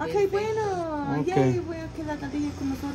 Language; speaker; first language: Spanish; non-native, learner; English